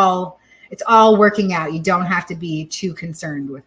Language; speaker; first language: English; native; English